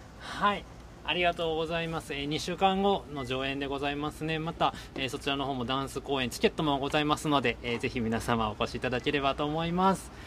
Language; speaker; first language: Japanese; native; Japanese